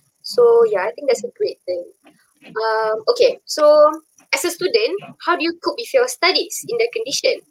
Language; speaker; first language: English; non-native, local second language; Malay